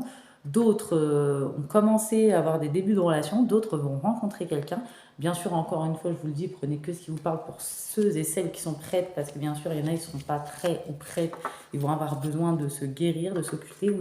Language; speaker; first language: French; native; French